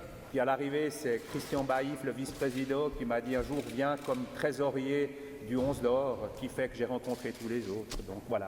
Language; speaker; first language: French; native; French